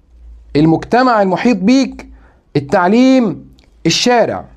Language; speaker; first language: Arabic; native; Arabic